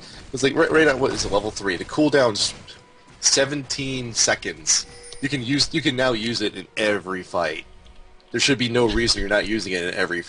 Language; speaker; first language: English; native; English